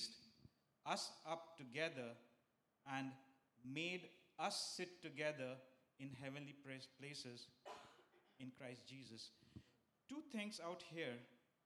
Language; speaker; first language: English; non-native, local second language; Bangla